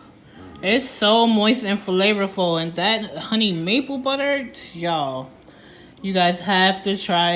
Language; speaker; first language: English; native; English